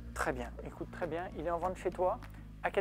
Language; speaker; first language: French; native; French